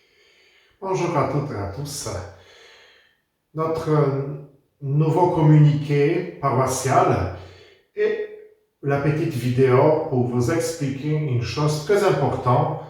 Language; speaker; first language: French; non-native, fluent; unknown